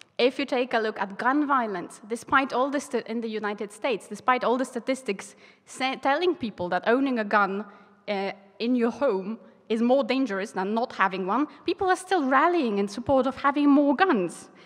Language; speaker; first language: English; non-native, fluent; Polish